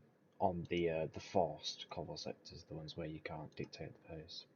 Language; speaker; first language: English; native; English